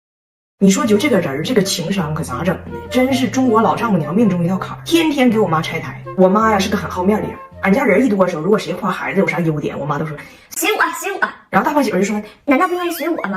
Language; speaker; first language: Chinese; native; Chinese